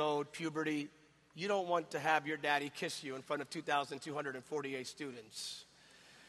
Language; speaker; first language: English; native; English